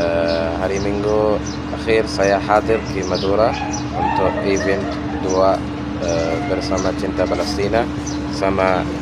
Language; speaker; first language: Indonesian; non-native, learner; Arabic